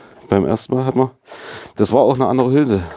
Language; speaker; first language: German; native; German